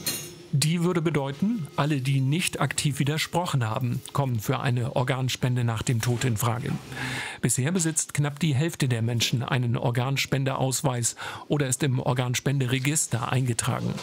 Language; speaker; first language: German; native; German